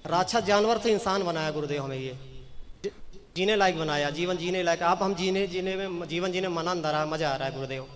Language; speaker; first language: Hindi; native; Hindi